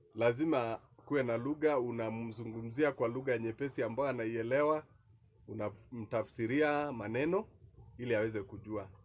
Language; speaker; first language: Swahili; non-native, local second language; Masai